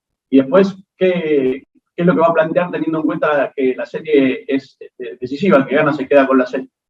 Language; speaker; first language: Spanish; native; Spanish